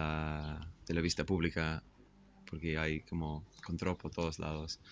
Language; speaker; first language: Spanish; non-native, fluent; English